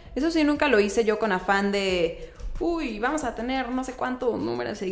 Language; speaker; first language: Spanish; native; Spanish